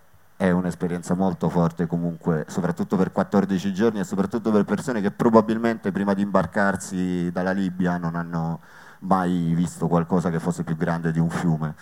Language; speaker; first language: Italian; native; Italian